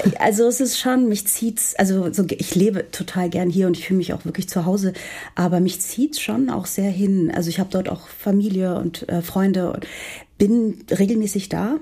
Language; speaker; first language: German; early bilingual, heritage; Portuguese